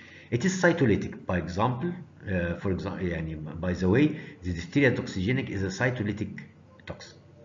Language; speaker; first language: English; non-native, fluent; Arabic